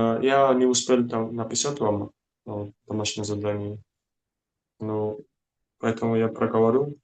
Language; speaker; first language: Russian; non-native, fluent; Georgian